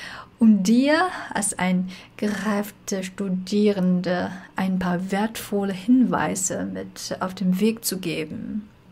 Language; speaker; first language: German; non-native, fluent; Chinese